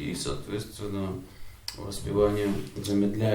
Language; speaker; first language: Russian; native; Russian